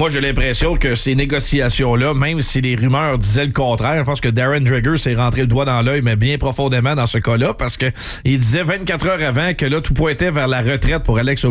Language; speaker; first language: French; native; French